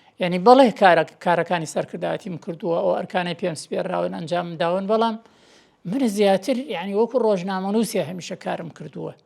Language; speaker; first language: Central Kurdish; non-native, local second language; Gurani